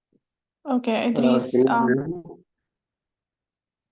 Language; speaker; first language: English; non-native, local second language; Urdu